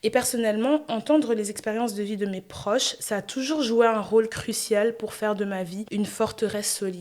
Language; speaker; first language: French; native; French